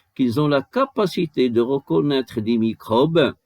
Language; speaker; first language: French; non-native, local second language; Arabic